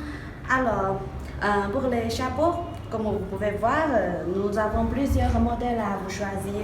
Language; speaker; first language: French; non-native, fluent; Chinese